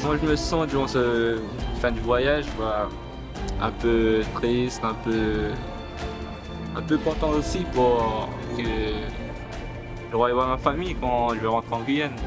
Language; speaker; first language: French; non-native, local second language; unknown